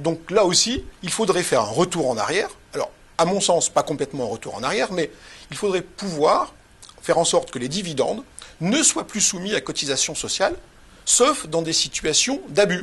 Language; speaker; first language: French; native; French